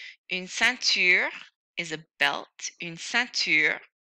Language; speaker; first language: French; non-native, fluent; English